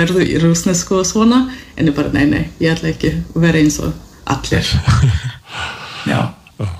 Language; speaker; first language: Icelandic; non-native, fluent; Russian